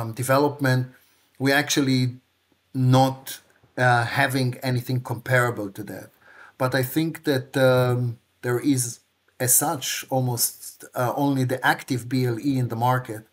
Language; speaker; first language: English; non-native, fluent; Hebrew